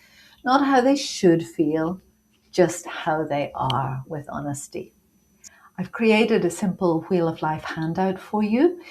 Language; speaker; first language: English; native; English